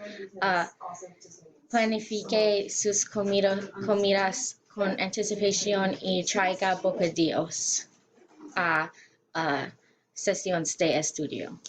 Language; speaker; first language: Spanish; non-native, learner; English